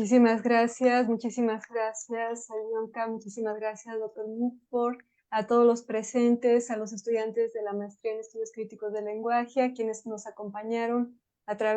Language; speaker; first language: Spanish; native; Spanish